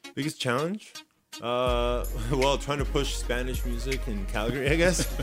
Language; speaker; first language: English; early bilingual, other home language; Spanish